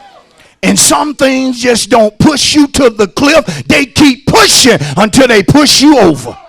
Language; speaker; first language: English; native; English